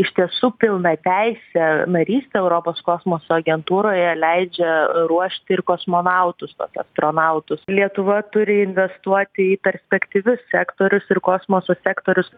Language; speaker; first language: Lithuanian; native; Lithuanian